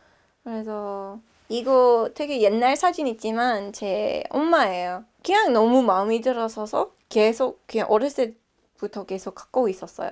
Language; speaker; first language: Korean; non-native, fluent; English